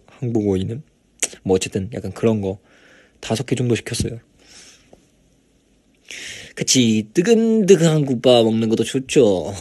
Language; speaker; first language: Korean; non-native, fluent; Chinese